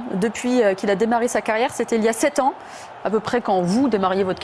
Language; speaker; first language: French; native; French